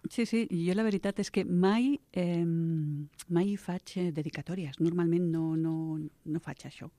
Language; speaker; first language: Catalan; non-native, local second language; Spanish